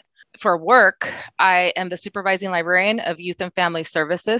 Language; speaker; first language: English; non-native, fluent; Spanish